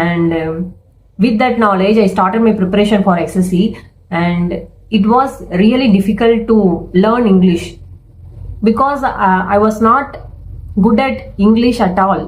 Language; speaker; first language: English; non-native, learner; Tamil